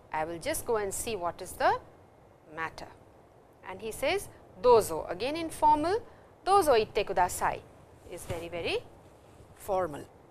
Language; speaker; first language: English; non-native, local second language; Hindi